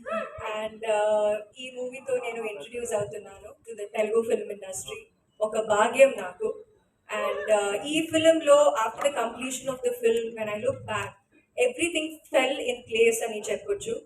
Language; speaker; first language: Telugu; non-native, learner; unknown